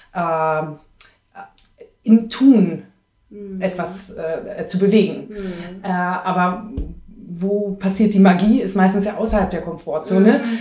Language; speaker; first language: German; native; German